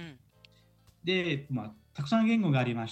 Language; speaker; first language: Japanese; non-native, fluent; Uzbek